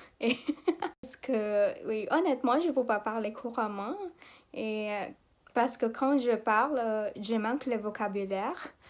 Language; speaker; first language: French; non-native, learner; Pampanga